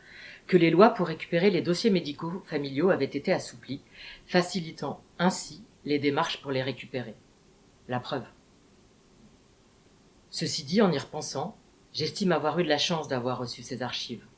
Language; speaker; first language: French; native; French